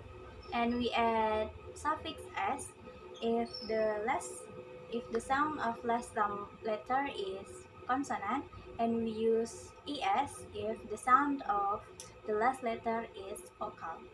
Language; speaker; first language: English; non-native, learner; Indonesian